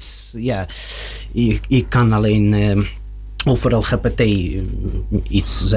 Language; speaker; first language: Dutch; non-native, learner; Russian